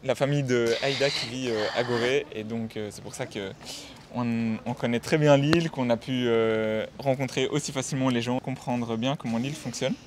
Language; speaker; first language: French; native; French